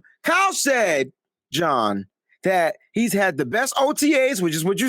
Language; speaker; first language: English; native; English